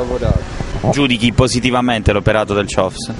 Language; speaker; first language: Italian; native; Italian